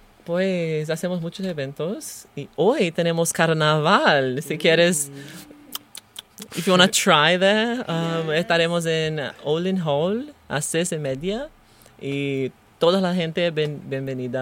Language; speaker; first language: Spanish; non-native, learner; Portuguese